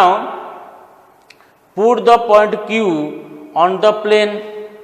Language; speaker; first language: English; non-native, local second language; Odia